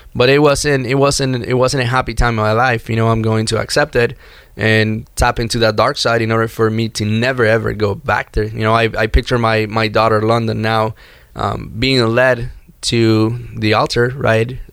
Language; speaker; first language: English; early bilingual, other home language; Spanish